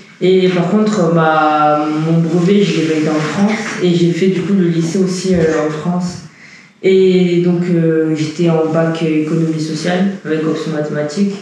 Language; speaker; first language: French; early bilingual, heritage; French